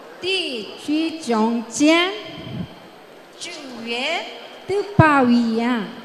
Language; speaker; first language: Chinese; non-native, learner; Korean